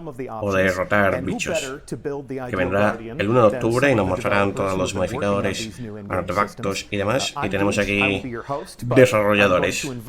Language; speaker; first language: Spanish; native; Spanish